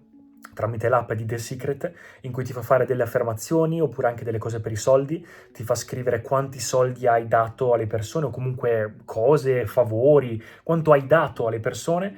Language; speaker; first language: Italian; native; Italian